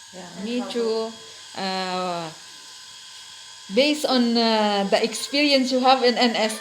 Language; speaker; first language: English; non-native, local second language; Filipino